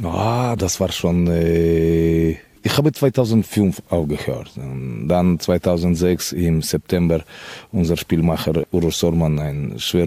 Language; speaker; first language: German; non-native, fluent; Russian